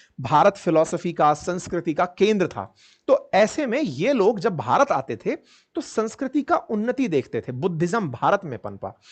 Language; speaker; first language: Hindi; native; Hindi